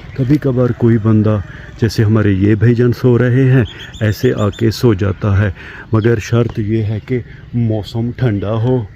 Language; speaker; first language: Urdu; non-native, local second language; Punjabi